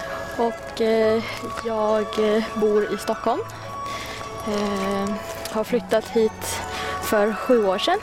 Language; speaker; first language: Swedish; non-native, fluent; Chinese